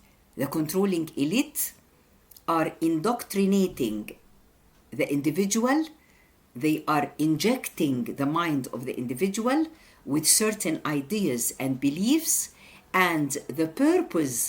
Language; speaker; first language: English; non-native, fluent; Arabic